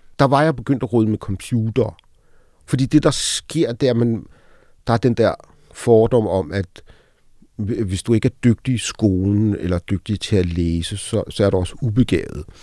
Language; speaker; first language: Danish; early bilingual, other home language; Arabic